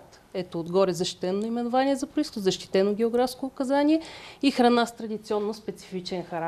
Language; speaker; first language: Bulgarian; native; Bulgarian